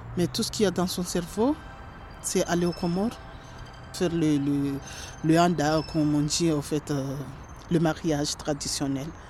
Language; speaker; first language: French; non-native, local second language; Ngazidja Comorian